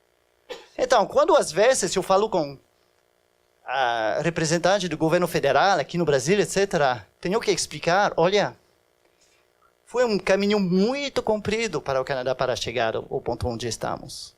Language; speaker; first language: Portuguese; non-native, fluent; French